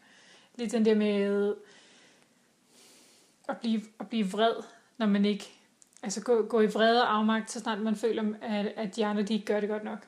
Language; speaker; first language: Danish; native; Danish